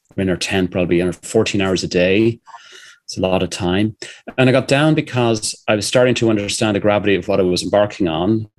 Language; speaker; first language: English; native; English